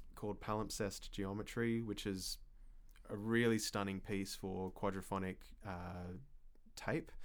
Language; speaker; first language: English; native; English